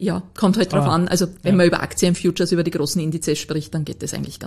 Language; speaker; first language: German; native; German